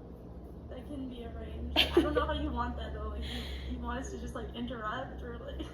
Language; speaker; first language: English; native; English